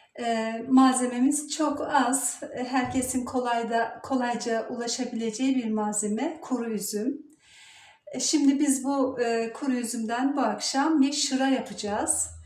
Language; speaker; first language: Turkish; native; Turkish